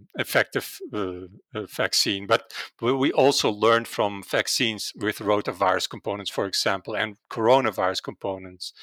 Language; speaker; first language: English; non-native, fluent; Dutch